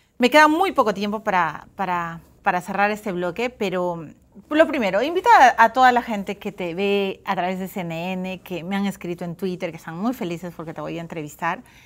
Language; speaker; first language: Spanish; native; Spanish